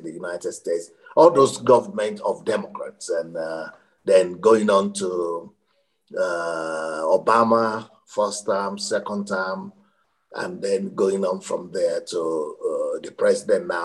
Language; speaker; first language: English; non-native, local second language; Yoruba